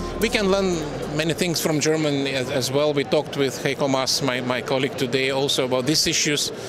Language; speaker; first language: English; non-native, fluent; Lithuanian